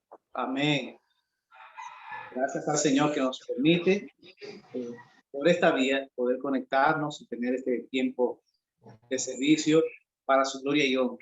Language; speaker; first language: Spanish; native; Spanish